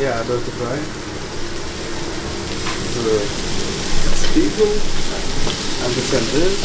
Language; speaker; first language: German; non-native, learner; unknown